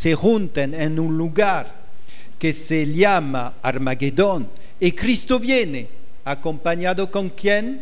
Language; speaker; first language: Spanish; non-native, fluent; French